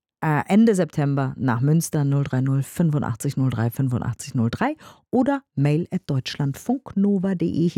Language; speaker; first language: German; native; German